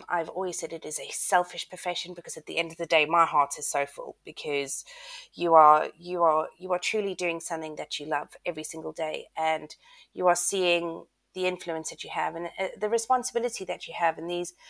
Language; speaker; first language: English; native; English